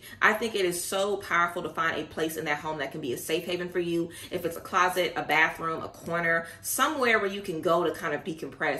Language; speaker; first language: English; native; English